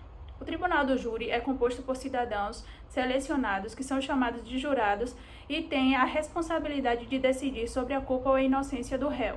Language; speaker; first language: Portuguese; native; Portuguese